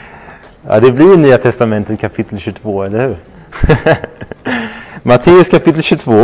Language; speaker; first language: Swedish; non-native, fluent; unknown